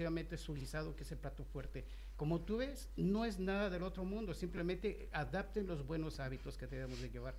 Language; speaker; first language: Spanish; native; Spanish